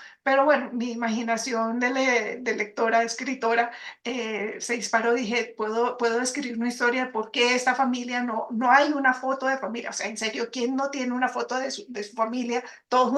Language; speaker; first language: Spanish; native; Spanish